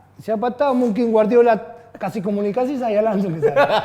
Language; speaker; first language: Indonesian; non-native, fluent; Spanish